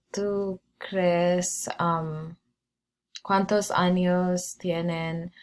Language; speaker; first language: Spanish; non-native, learner; English